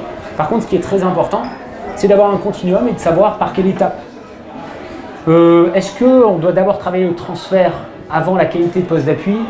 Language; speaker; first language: French; native; French